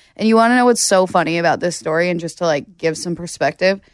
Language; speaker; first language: English; native; English